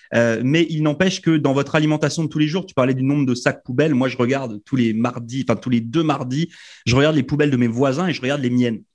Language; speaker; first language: French; native; French